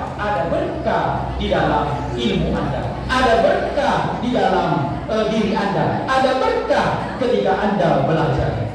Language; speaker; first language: Indonesian; non-native, local second language; Buginese